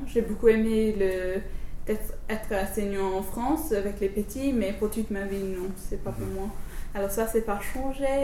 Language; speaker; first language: French; non-native, fluent; English